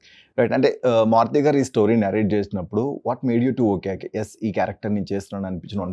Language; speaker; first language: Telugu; native; Telugu